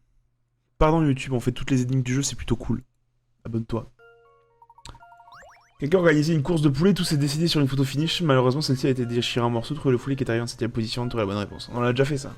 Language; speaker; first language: French; native; French